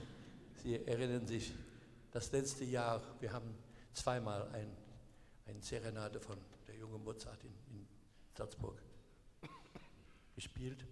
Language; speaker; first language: German; non-native, learner; English